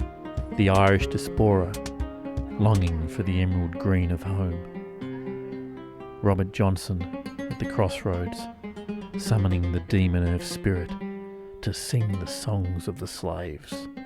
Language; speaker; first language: English; native; English